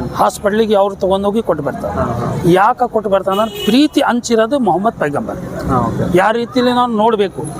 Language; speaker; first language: Kannada; non-native, local second language; Urdu